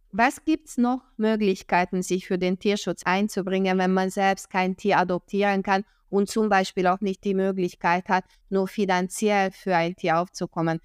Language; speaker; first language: German; non-native, fluent; Hungarian